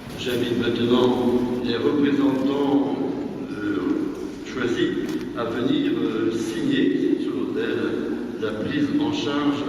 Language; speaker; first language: French; native; French